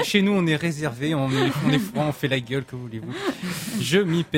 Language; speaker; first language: French; native; French